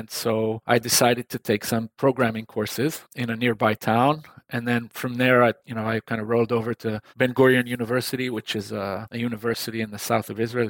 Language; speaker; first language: English; non-native, fluent; Hebrew